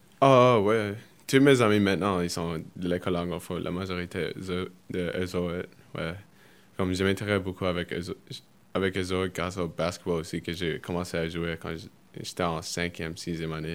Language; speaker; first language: French; early bilingual, other home language; Spanish